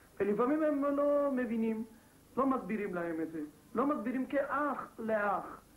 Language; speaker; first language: Hebrew; non-native, fluent; Georgian